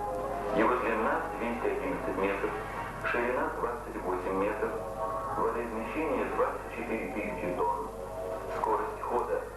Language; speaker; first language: Russian; native; Russian